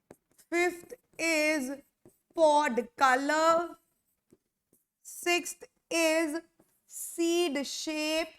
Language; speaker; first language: English; non-native, local second language; Hindi